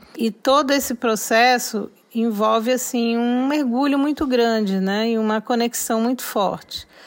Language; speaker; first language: Portuguese; native; Portuguese